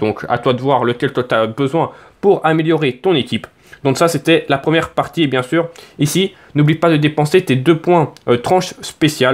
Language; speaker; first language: French; native; French